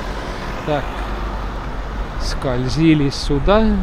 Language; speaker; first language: Russian; non-native, local second language; Estonian